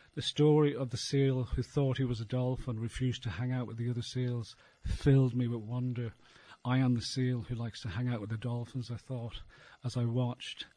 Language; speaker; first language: English; native; English